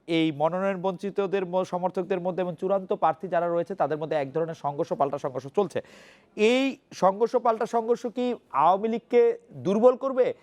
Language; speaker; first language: Bangla; native; Bangla